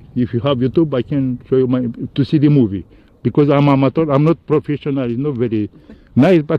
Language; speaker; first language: English; non-native, learner; Romanian